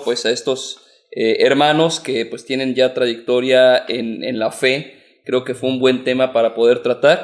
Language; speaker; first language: Spanish; native; Spanish